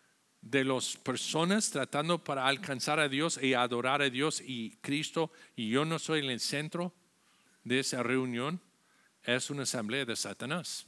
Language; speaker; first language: Spanish; non-native, fluent; English